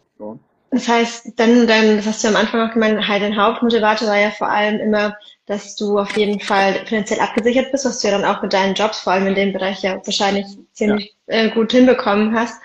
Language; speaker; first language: German; early bilingual, other home language; Arabic